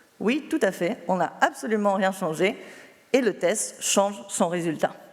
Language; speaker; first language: French; non-native, fluent; Spanish